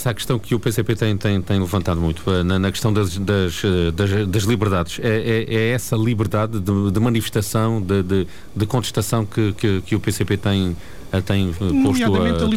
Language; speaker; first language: Portuguese; native; Portuguese